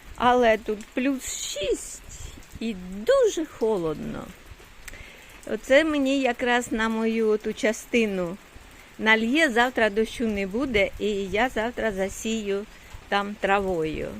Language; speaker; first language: Ukrainian; native; Ukrainian